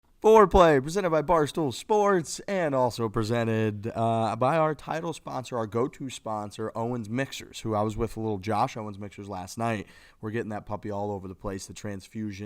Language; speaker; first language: English; native; English